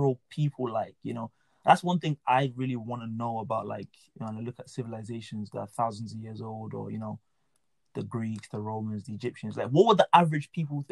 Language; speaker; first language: English; non-native, local second language; Yoruba